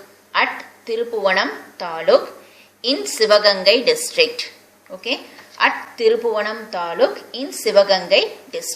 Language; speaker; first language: English; non-native, local second language; Tamil